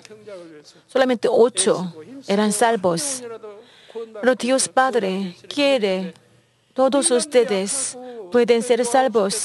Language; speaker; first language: Spanish; non-native, learner; Korean